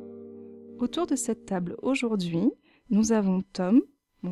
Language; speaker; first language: French; native; French